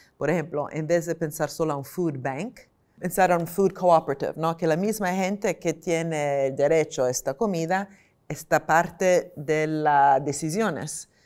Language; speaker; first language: Spanish; non-native, fluent; Italian